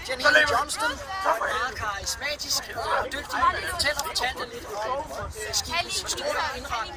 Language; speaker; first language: Danish; native; Danish